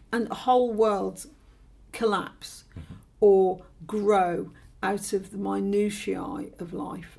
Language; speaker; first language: English; native; English